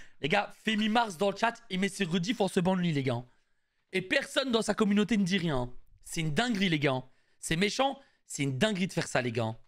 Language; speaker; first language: French; native; French